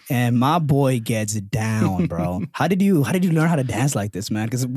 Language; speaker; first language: English; early bilingual, other home language; Spanish